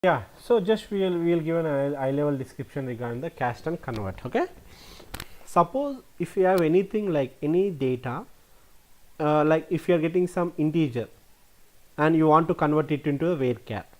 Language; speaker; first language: English; non-native, local second language; Telugu